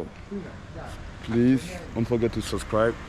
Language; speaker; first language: English; non-native, fluent; French